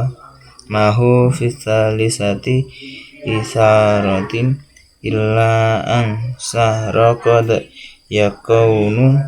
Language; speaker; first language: Arabic; non-native, learner; Indonesian